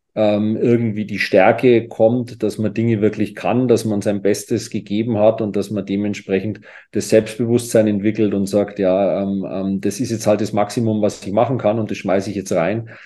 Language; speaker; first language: German; native; German